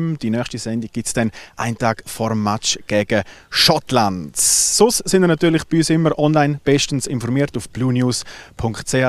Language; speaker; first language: German; native; German